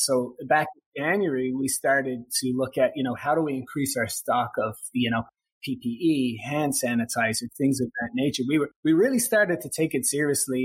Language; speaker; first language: English; native; English